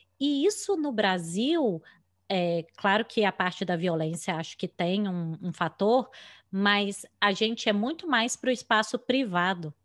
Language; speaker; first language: Portuguese; native; Portuguese